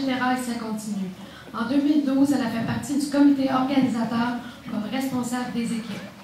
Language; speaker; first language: French; native; French